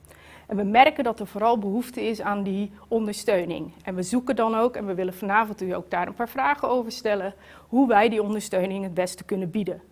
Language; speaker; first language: Dutch; native; Dutch